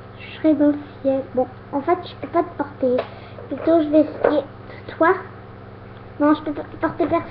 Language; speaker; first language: French; native; French